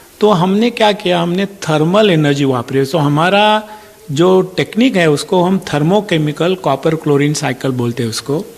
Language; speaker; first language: Hindi; non-native, local second language; Marathi